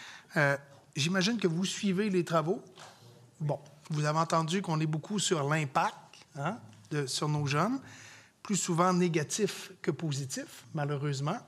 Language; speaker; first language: French; native; French